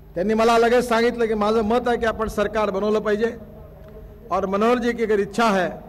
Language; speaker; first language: Hindi; non-native, local second language; Marathi